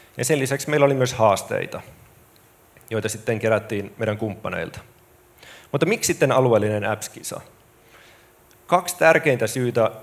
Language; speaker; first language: Finnish; native; Finnish